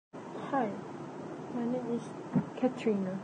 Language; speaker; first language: English; non-native, learner; Malay